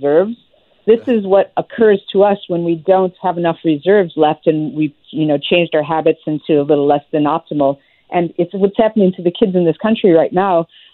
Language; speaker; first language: English; native; English